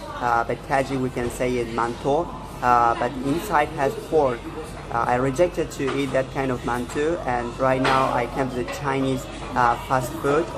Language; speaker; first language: English; non-native, learner; Tajik